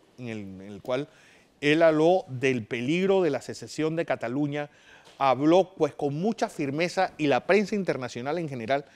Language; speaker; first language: Spanish; native; Spanish